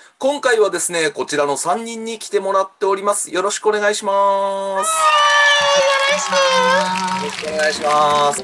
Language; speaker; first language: Japanese; native; Japanese